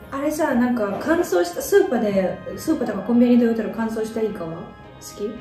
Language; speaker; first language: Japanese; non-native, fluent; Russian